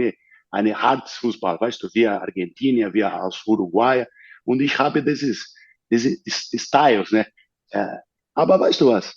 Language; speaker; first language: German; non-native, fluent; Portuguese